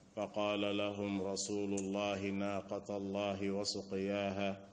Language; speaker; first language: Arabic; non-native, fluent; Krio